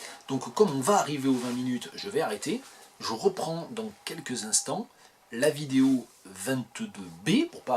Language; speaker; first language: French; native; French